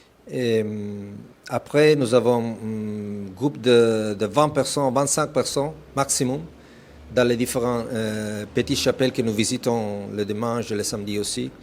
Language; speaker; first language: French; non-native, fluent; Italian